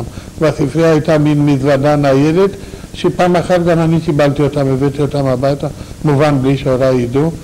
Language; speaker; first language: Hebrew; non-native, fluent; Romanian